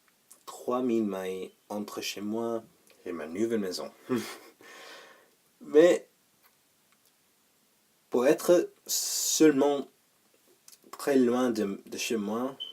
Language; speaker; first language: French; non-native, learner; English